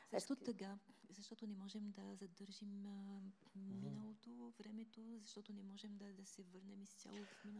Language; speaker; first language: Bulgarian; non-native, fluent; French